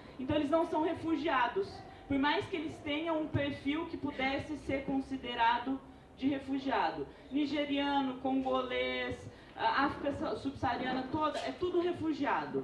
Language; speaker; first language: Portuguese; native; Portuguese